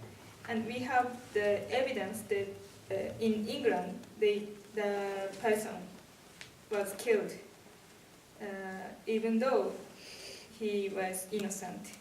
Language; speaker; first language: English; non-native, learner; Japanese